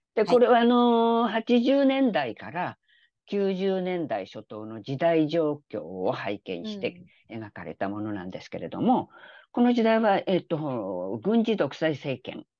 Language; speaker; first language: Japanese; native; Japanese